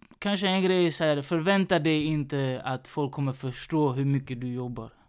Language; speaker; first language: Swedish; early bilingual, other home language; Spanish